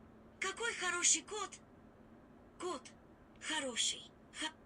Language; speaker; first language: Russian; non-native, learner; English